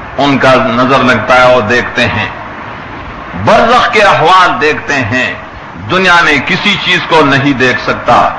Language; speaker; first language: Urdu; non-native, local second language; Pashto